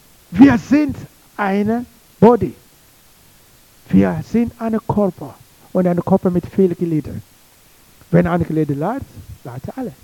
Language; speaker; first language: German; non-native, learner; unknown